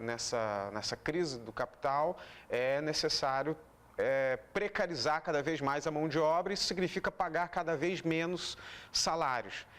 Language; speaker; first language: Portuguese; native; Portuguese